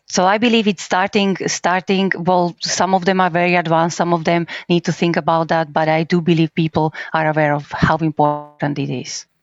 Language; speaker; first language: English; non-native, fluent; Slovak